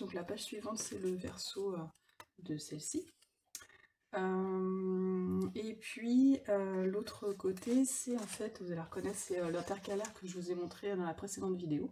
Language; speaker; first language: French; native; French